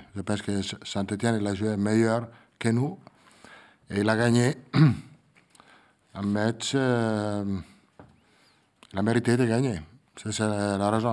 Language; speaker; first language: French; non-native, learner; Italian